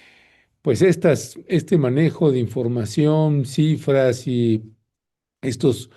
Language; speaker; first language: Spanish; native; Spanish